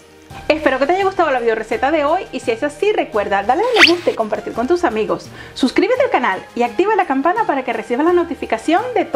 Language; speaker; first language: Spanish; native; Spanish